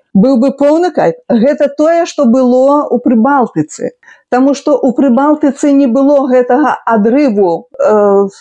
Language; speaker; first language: Belarusian; native; Belarusian